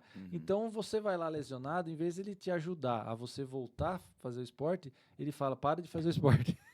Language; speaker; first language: Portuguese; native; Portuguese